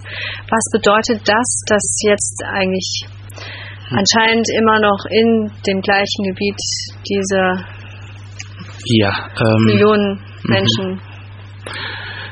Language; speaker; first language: German; native; German